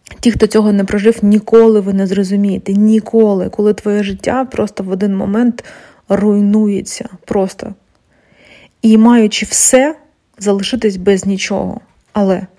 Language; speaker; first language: Ukrainian; non-native, local second language; Russian